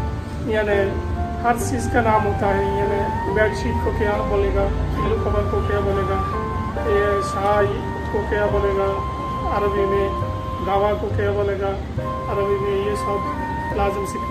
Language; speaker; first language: Hindi; non-native, fluent; Bangla